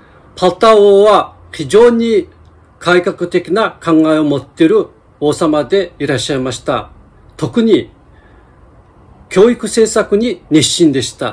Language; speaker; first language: Japanese; non-native, fluent; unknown